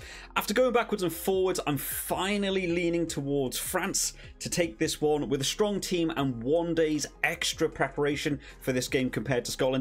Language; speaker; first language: English; native; English